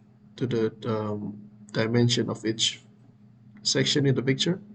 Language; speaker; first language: English; non-native, fluent; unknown